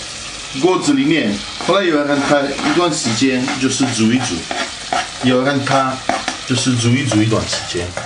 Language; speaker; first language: Chinese; non-native, fluent; Italian